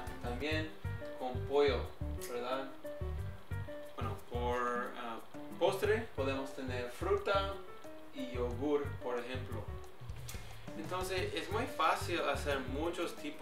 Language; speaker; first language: Spanish; early bilingual, heritage; English